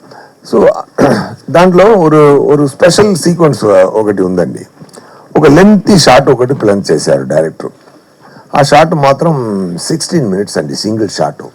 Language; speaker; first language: Telugu; non-native, fluent; Tamil